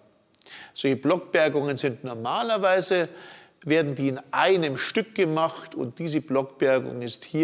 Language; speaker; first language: German; native; German